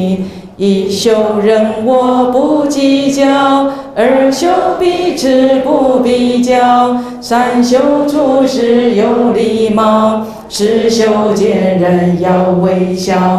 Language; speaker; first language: Chinese; native; Chinese